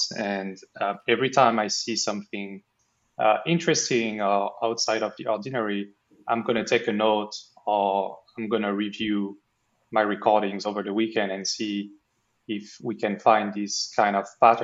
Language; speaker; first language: English; non-native, fluent; French